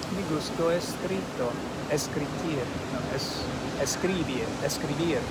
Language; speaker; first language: Spanish; non-native, learner; English